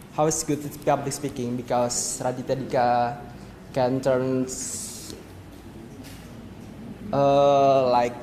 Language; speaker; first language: English; non-native, learner; Indonesian